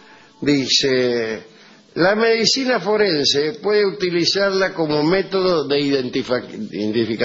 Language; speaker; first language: Spanish; native; Spanish